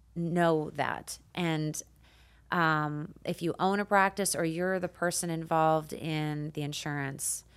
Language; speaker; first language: English; native; English